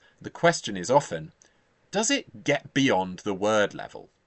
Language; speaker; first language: English; native; English